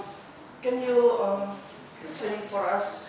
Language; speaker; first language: English; non-native, learner; Indonesian